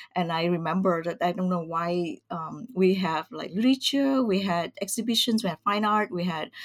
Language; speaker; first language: English; early bilingual, other home language; Vietnamese